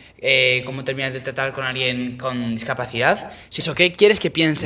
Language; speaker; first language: Spanish; native; Spanish